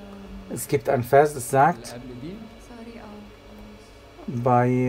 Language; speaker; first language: German; non-native, fluent; Arabic